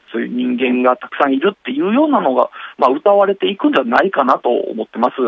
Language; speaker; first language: Japanese; native; Japanese